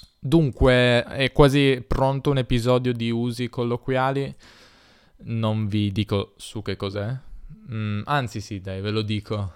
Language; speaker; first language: Italian; native; Italian